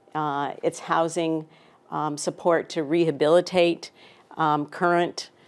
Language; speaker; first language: English; native; English